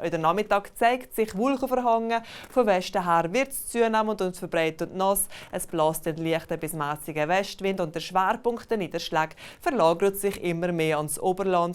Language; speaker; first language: German; native; German